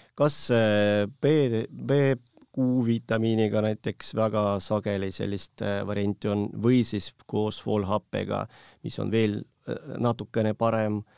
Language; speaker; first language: Estonian; non-native, local second language; Russian